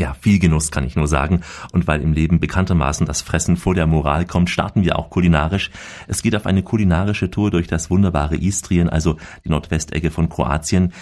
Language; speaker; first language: German; native; German